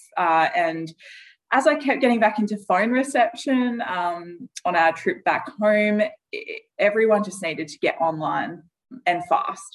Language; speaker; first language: English; native; English